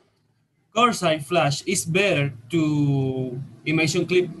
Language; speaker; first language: English; non-native, learner; Spanish